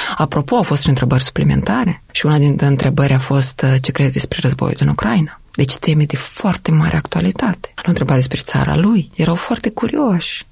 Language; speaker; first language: Romanian; native; Romanian